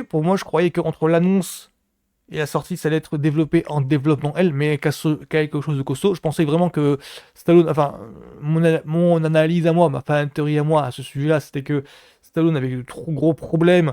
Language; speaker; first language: French; native; French